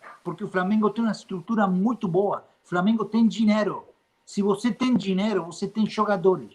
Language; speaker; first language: Portuguese; non-native, fluent; Spanish